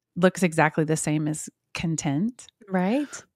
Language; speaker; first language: English; native; English